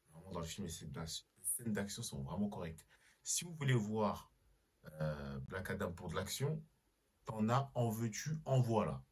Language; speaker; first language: French; native; French